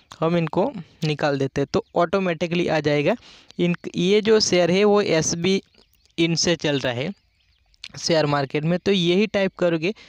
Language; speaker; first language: Hindi; non-native, local second language; Gujarati